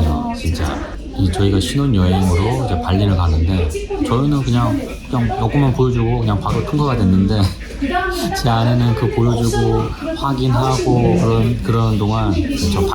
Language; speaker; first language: Korean; native; Korean